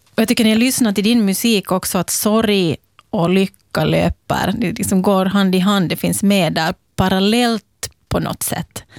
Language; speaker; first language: Swedish; native; Swedish